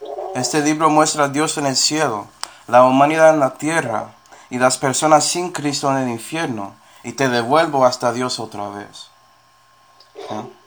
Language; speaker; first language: Spanish; non-native, fluent; English